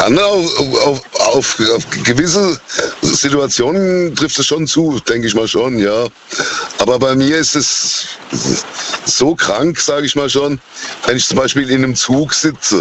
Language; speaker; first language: German; native; German